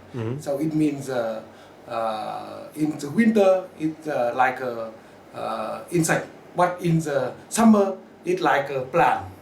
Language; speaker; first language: English; non-native, learner; Vietnamese